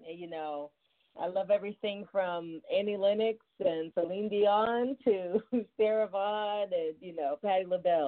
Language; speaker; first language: English; native; English